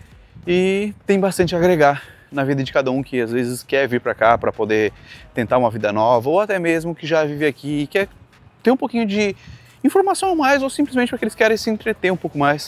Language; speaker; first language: Portuguese; native; Portuguese